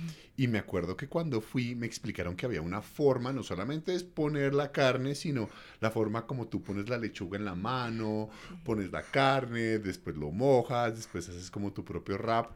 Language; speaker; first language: Spanish; native; Spanish